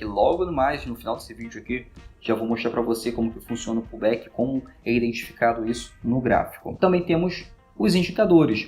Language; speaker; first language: Portuguese; native; Portuguese